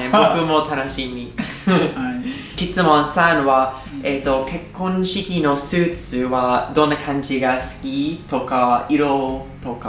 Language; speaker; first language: Japanese; non-native, learner; English